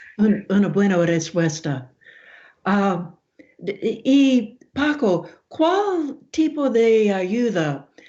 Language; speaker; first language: Spanish; non-native, learner; English